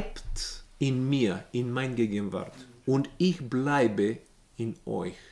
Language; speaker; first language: German; non-native, learner; Bulgarian